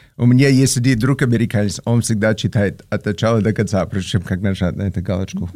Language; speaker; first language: Russian; non-native, fluent; English